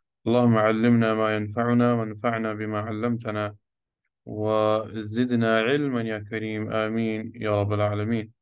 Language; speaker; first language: Arabic; non-native, fluent; Urdu